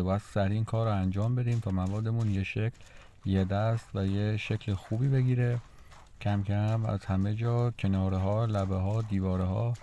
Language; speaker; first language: Persian; native; Persian